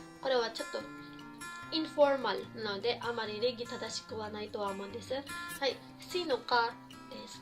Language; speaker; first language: Japanese; non-native, fluent; Filipino